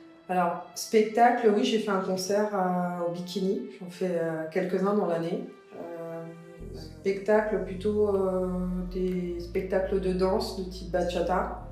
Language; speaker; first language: French; early bilingual, other home language; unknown